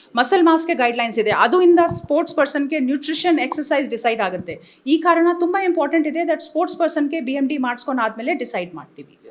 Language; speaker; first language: Kannada; non-native, learner; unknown